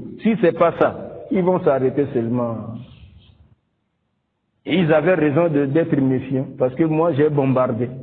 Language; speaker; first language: French; non-native, local second language; Lingala